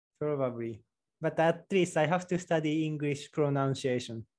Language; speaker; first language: English; non-native, learner; Japanese